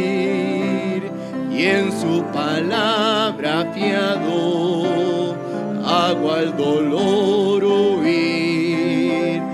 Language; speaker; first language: Spanish; native; Spanish